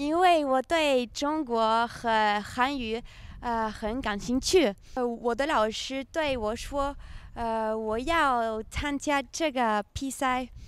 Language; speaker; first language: Chinese; non-native, learner; French